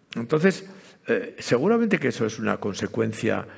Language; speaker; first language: Spanish; native; Spanish